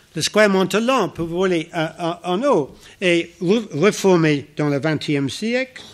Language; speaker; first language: French; non-native, fluent; English